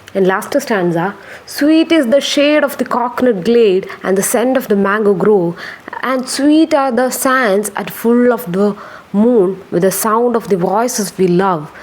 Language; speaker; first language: English; non-native, local second language; Malayalam